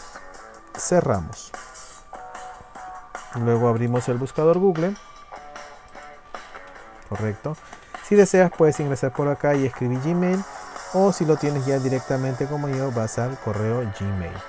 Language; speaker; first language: Spanish; native; Spanish